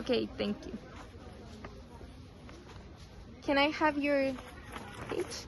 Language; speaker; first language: English; non-native, fluent; Spanish